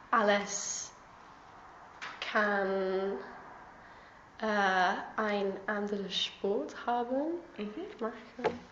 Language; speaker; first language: German; non-native, learner; English